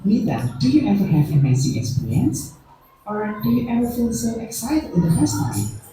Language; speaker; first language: English; non-native, fluent; Indonesian